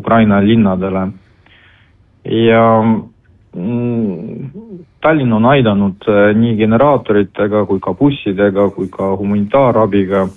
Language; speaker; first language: Estonian; non-native, local second language; Russian